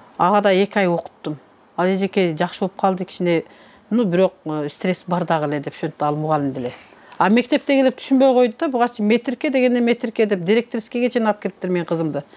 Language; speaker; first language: Kyrgyz; native; Kyrgyz